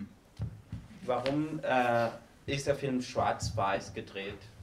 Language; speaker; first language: German; non-native, learner; Spanish